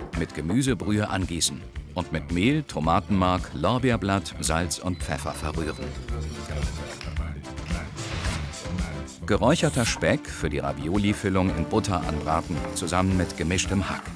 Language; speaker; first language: German; native; German